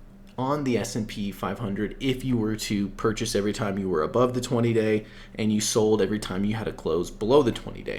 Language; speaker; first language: English; native; English